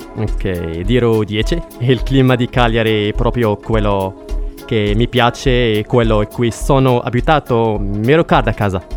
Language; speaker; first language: Italian; non-native, learner; Arabic